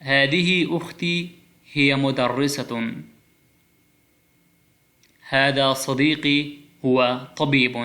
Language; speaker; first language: Arabic; non-native, fluent; Pashto